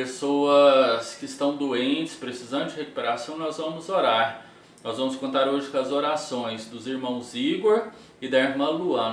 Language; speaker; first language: Portuguese; native; Portuguese